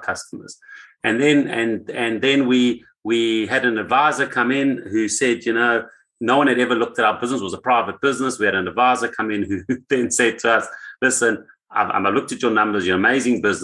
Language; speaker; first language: English; native; English